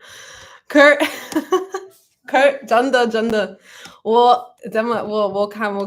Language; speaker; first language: Chinese; non-native, learner; English